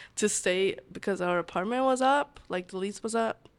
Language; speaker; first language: English; non-native, fluent; Italian